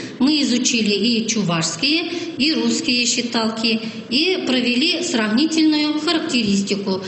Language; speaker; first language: Russian; non-native, local second language; Chuvash